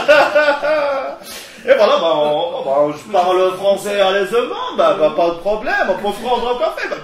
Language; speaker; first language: French; non-native, local second language; Arabic